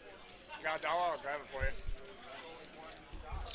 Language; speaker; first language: English; native; English